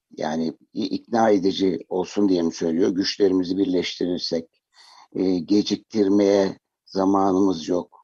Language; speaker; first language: Turkish; native; Turkish